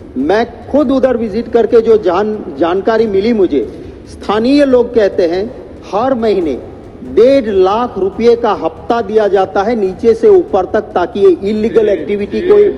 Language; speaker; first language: Hindi; non-native, local second language; Gujarati